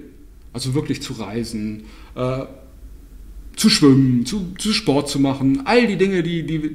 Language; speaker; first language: German; native; German